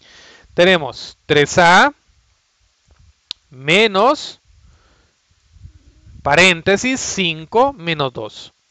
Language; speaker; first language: Spanish; native; Spanish